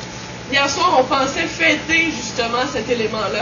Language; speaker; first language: French; native; French